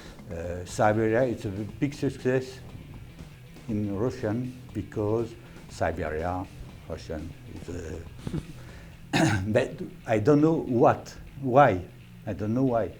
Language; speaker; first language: English; non-native, learner; French